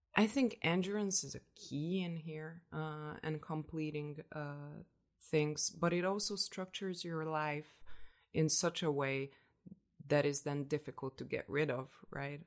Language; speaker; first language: English; non-native, fluent; Hungarian